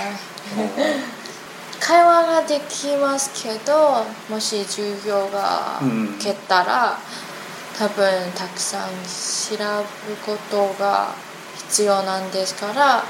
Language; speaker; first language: Japanese; non-native, learner; Chinese